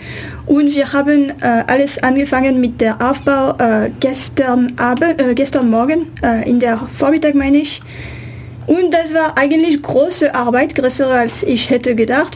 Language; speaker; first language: German; non-native, fluent; French